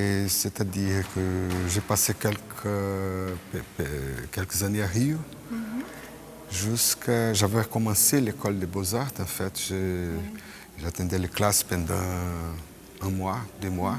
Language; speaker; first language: French; non-native, fluent; Portuguese